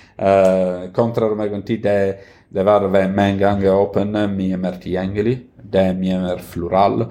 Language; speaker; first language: Norwegian; non-native, fluent; Italian